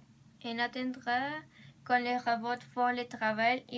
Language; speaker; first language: French; non-native, learner; Spanish